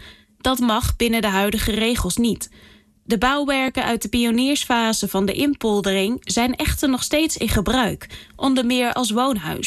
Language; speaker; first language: Dutch; native; Dutch